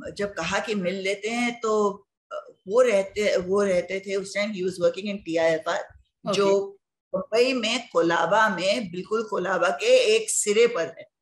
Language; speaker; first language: Hindi; native; Hindi